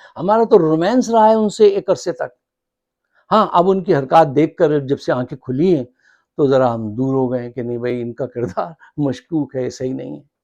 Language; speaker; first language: Urdu; native; Urdu